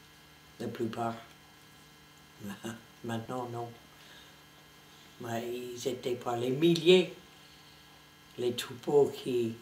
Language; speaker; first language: French; non-native, fluent; English